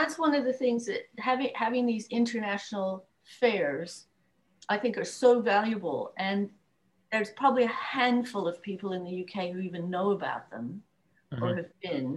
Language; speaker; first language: English; native; English